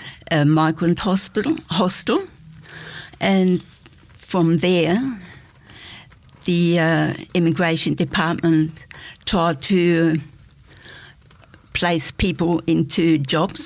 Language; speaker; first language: English; non-native, fluent; German